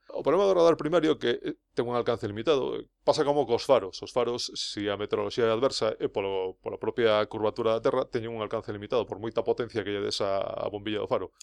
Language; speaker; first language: Galician; non-native, local second language; Spanish